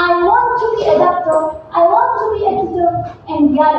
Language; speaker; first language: English; non-native, fluent; Indonesian